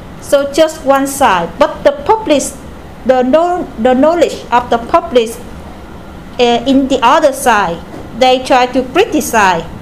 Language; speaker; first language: English; non-native, learner; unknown